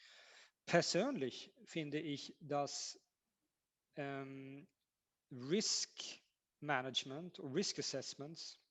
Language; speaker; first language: German; non-native, fluent; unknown